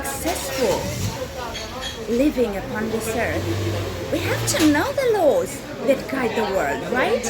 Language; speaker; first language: English; non-native, fluent; Italian